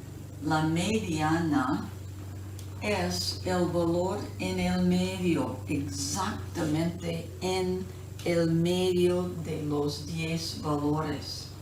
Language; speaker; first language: Spanish; non-native, fluent; English